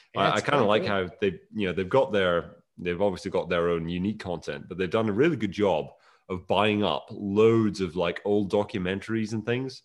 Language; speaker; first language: English; native; English